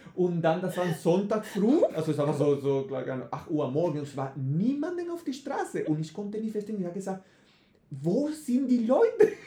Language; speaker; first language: German; non-native, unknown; Spanish